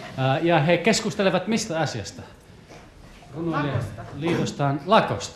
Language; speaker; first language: Finnish; native; Finnish